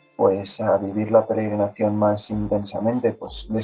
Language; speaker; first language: Spanish; native; Spanish